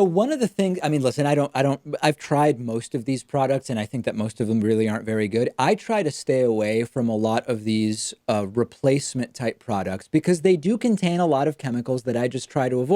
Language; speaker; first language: English; native; English